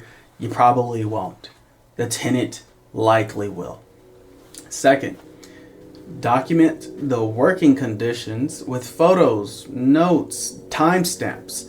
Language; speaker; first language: English; native; English